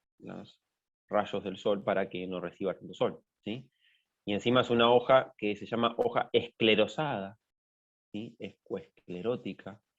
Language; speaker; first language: Spanish; native; Spanish